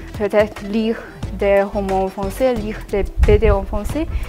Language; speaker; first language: French; non-native, learner; Cantonese